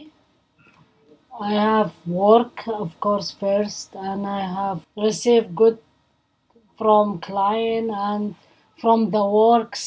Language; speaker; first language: English; non-native, learner; Arabic